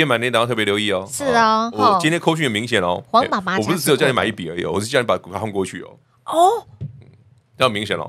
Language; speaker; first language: Chinese; native; Chinese